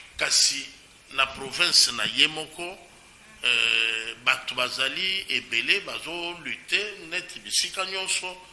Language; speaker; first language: Lingala; non-native, local second language; Luba-Lulua